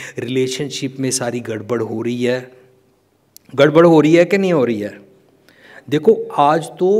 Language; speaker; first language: Hindi; non-native, local second language; Punjabi